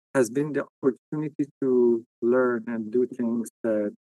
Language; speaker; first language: English; non-native, fluent; Persian